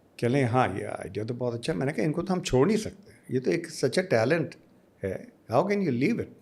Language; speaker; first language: Urdu; native; Urdu